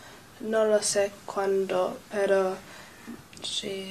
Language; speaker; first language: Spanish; non-native, learner; English